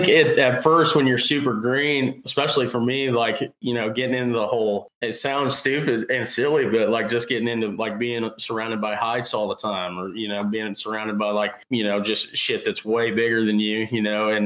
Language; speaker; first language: English; native; English